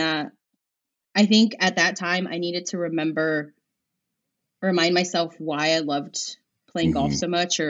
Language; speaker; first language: English; native; English